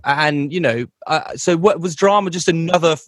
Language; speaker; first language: English; native; English